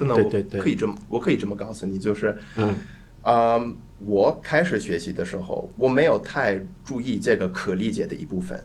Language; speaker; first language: Chinese; non-native, fluent; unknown